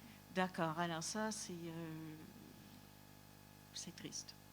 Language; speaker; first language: French; native; French